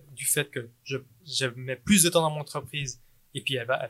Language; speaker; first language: French; native; French